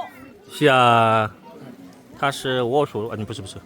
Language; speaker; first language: Chinese; non-native, fluent; Korean